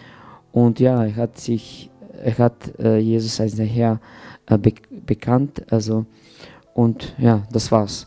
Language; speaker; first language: German; non-native, fluent; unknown